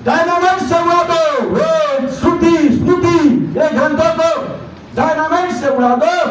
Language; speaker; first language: Hindi; non-native, local second language; Marathi